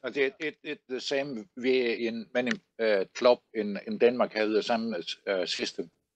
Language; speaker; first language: English; non-native, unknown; Danish